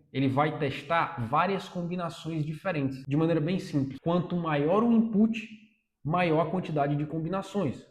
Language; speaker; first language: Portuguese; native; Portuguese